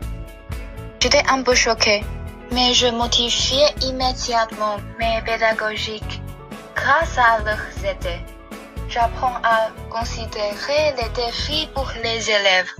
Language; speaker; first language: French; non-native, fluent; Chinese